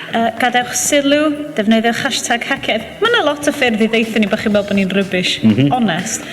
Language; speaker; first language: Welsh; native; Welsh